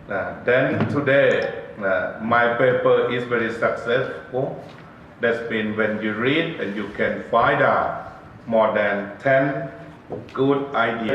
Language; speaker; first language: English; non-native, learner; Thai